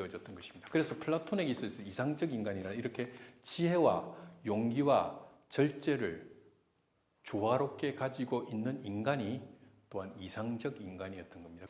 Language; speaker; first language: Korean; native; Korean